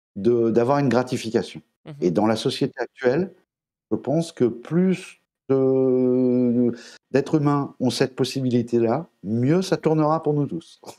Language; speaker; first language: French; native; French